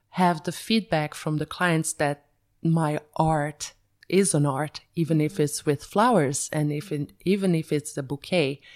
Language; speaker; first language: English; early bilingual, other home language; Portuguese